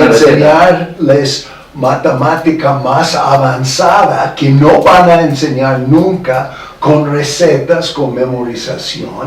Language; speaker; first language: Spanish; non-native, fluent; English